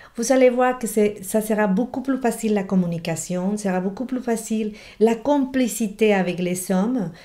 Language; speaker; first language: French; non-native, fluent; Spanish